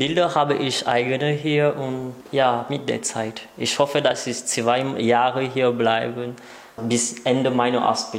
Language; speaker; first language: German; non-native, local second language; French